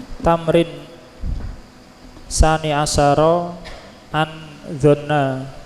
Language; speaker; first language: Arabic; non-native, fluent; Javanese